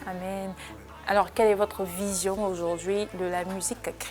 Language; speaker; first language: French; native; French